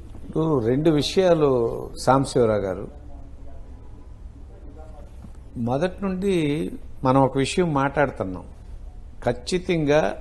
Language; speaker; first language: Telugu; native; Telugu